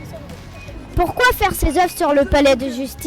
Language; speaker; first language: French; native; French